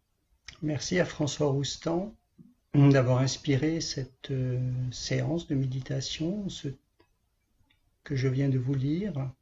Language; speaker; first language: French; native; French